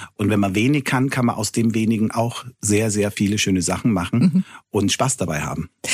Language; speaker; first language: German; early bilingual, other home language; Italian